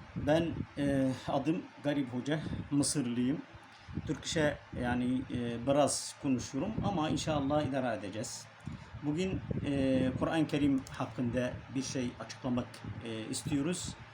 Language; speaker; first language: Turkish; non-native, learner; Arabic